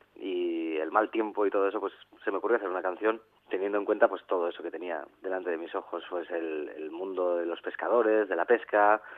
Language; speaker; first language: Spanish; native; Spanish